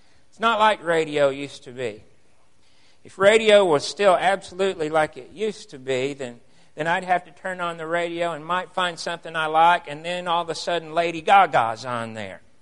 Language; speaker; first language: English; native; English